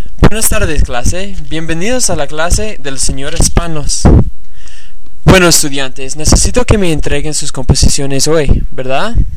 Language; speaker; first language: Spanish; non-native, learner; English